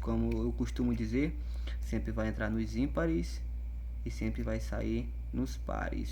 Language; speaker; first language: Portuguese; native; Portuguese